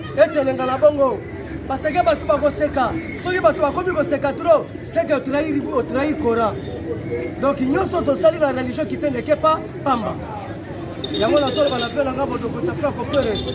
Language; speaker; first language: Lingala; non-native, local second language; Kongo